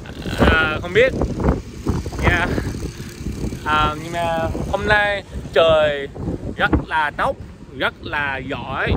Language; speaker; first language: Vietnamese; non-native, learner; English